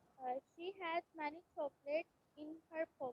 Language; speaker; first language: English; non-native, learner; Urdu